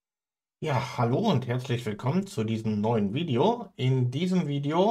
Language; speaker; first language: German; native; German